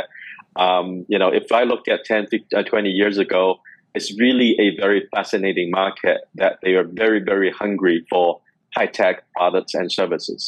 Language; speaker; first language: English; non-native, local second language; Cantonese